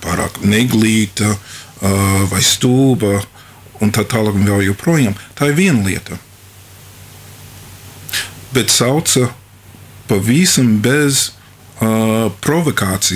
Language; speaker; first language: Latvian; non-native, fluent; English